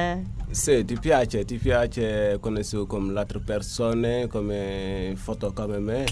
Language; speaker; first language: Italian; non-native, learner; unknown